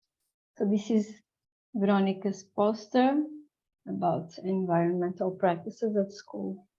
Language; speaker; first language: English; non-native, fluent; Portuguese